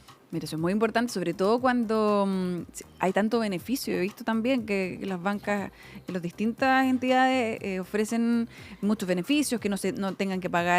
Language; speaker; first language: Spanish; native; Spanish